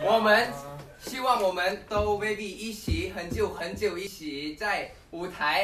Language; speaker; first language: Chinese; non-native, learner; Thai